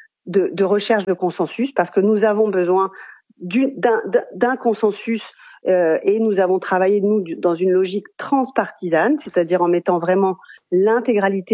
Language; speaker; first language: French; native; French